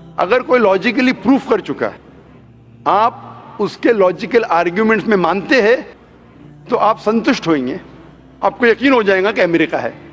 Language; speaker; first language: Hindi; non-native, local second language; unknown